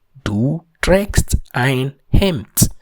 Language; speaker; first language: German; non-native, fluent; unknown